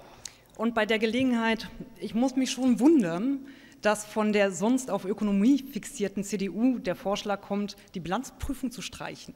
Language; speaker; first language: German; native; German